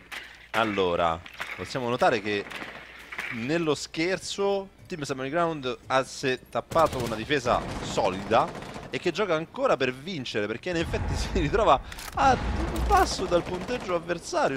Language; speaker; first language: Italian; native; Italian